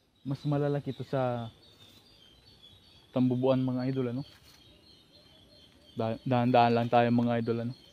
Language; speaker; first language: Filipino; native; Filipino